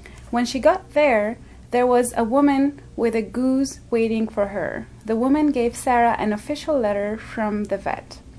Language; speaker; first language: English; non-native, fluent; Arabic